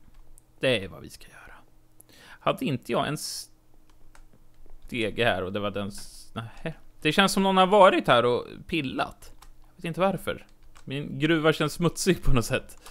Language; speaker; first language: Swedish; native; Swedish